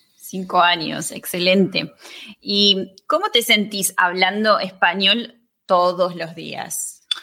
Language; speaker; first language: Spanish; native; Spanish